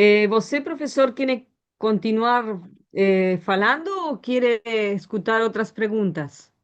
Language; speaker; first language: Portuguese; non-native, learner; Spanish